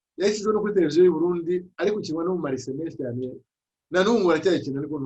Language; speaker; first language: Kinyarwanda; early bilingual, heritage; Kinyarwanda